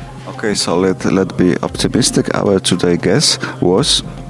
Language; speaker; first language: English; non-native, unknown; Polish